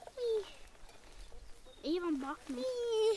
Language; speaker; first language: Norwegian; non-native, learner; Thai